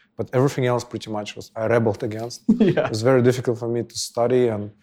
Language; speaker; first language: English; non-native, fluent; Russian